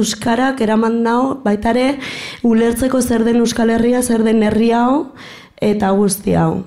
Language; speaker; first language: Basque; non-native, fluent; Spanish